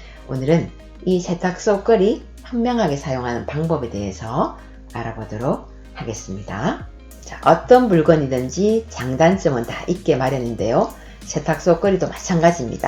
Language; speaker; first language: Korean; native; Korean